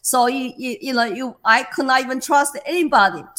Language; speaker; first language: English; non-native, fluent; Chinese